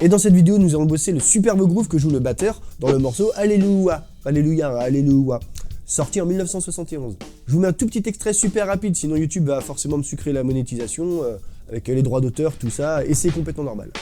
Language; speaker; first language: French; native; French